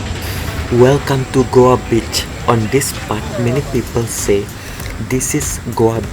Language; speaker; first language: English; non-native, fluent; Indonesian